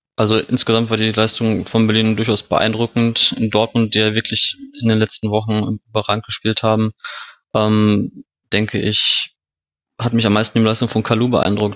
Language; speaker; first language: German; native; German